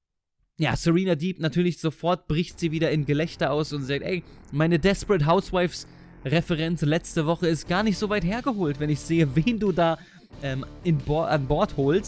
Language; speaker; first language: German; native; German